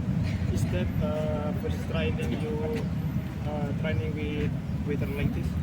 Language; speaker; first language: English; non-native, learner; Indonesian